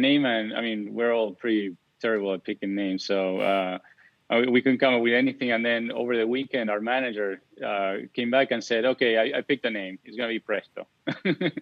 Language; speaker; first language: English; non-native, fluent; Spanish